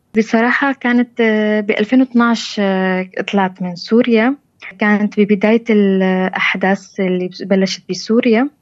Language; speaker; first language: Arabic; non-native, local second language; Kurdish